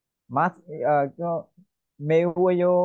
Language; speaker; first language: Korean; non-native, learner; Vietnamese